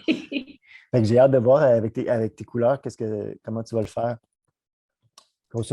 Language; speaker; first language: French; native; French